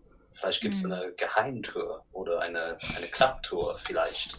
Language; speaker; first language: German; non-native, learner; English